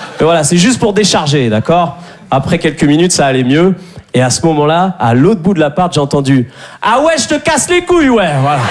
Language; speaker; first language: French; native; French